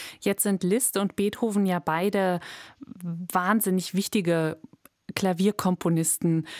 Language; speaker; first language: German; native; German